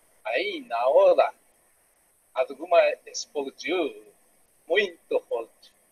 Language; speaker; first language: Portuguese; non-native, learner; Japanese